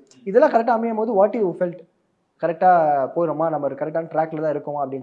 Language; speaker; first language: Tamil; native; Tamil